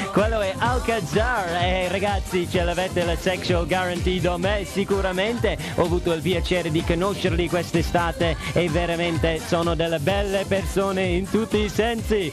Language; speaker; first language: Italian; non-native, fluent; English